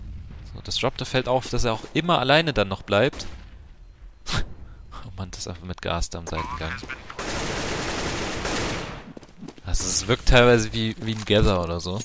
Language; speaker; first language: German; native; German